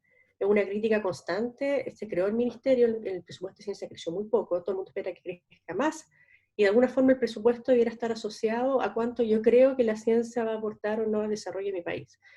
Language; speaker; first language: Spanish; native; Spanish